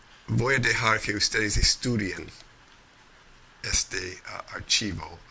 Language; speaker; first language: Spanish; non-native, fluent; English